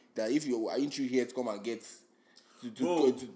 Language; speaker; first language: English; non-native, local second language; Yoruba